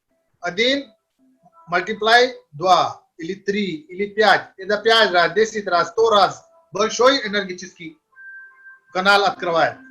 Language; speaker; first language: Russian; non-native, learner; Hindi